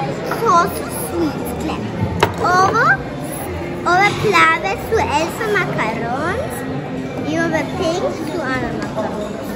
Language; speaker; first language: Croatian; early bilingual, heritage; Croatian